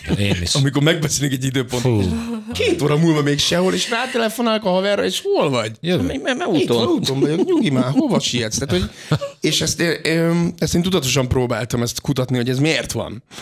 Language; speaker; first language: Hungarian; native; Hungarian